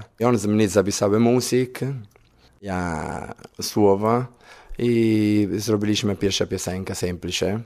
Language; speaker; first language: Polish; non-native, learner; Italian